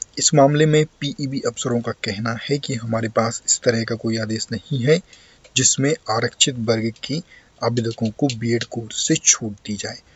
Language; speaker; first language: Hindi; native; Hindi